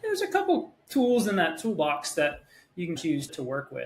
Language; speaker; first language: English; native; English